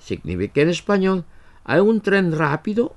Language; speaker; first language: Spanish; non-native, fluent; Indonesian